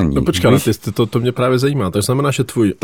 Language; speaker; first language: Czech; native; Czech